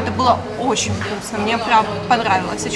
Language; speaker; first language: Russian; native; Russian